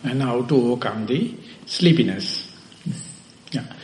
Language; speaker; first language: English; non-native, local second language; Sinhala